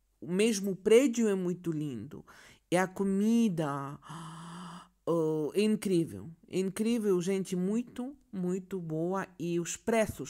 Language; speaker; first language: Portuguese; non-native, learner; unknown